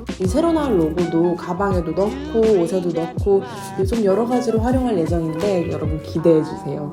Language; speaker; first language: Korean; native; Korean